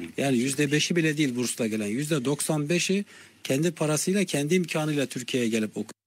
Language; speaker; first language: Turkish; native; Turkish